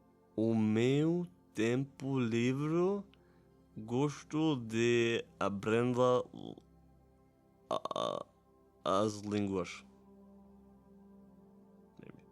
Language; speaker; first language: Portuguese; non-native, learner; German